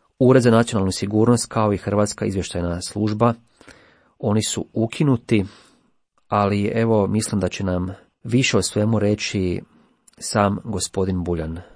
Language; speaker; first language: Croatian; native; Croatian